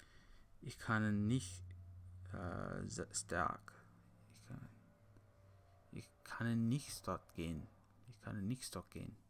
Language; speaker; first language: German; non-native, learner; English